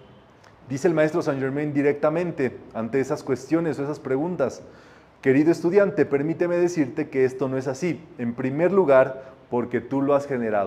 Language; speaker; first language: Spanish; native; Spanish